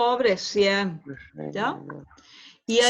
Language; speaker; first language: Spanish; native; Spanish